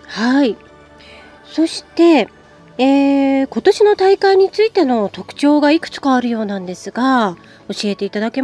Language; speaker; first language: Japanese; native; Japanese